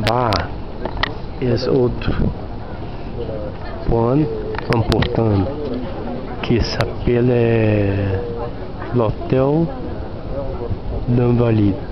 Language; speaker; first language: French; non-native, learner; Portuguese